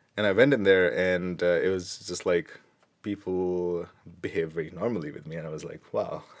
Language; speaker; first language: English; non-native, local second language; Punjabi